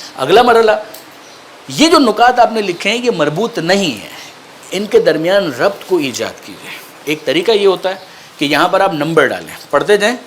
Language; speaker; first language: Urdu; non-native, local second language; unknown